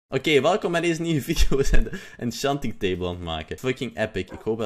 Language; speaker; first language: Dutch; native; Dutch